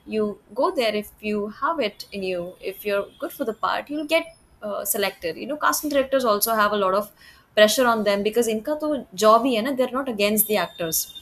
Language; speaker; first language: English; non-native, local second language; Hindi